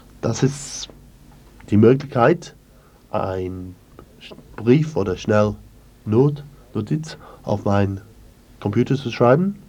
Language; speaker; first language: German; non-native, learner; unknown